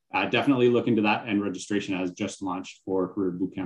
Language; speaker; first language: English; native; English